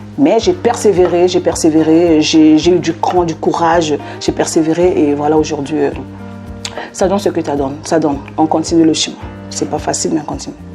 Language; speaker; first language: French; non-native, local second language; Lingala